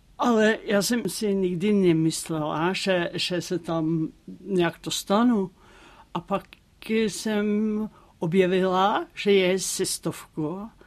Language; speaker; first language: Czech; non-native, fluent; Norwegian